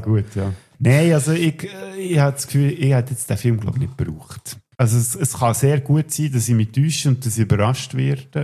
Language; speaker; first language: German; native; German